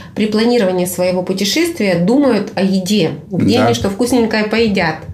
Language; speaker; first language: Russian; native; Russian